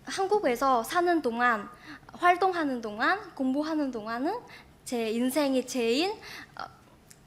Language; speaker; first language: Korean; non-native, fluent; Vietnamese